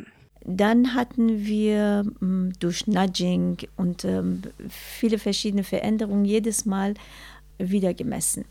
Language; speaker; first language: German; non-native, learner; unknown